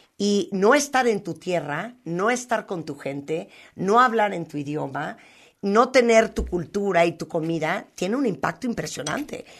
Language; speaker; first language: Spanish; native; Spanish